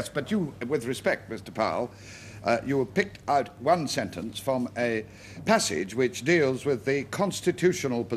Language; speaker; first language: English; native; English